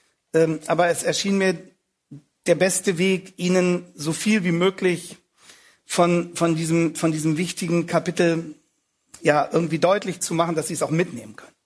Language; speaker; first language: German; native; German